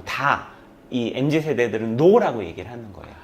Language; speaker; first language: Korean; native; Korean